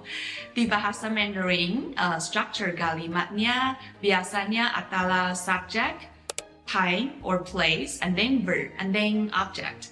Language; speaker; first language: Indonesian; non-native, fluent; Chinese